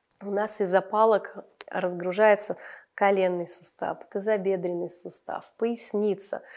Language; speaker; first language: Russian; native; Russian